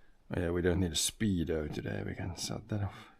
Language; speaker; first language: English; non-native, fluent; Swedish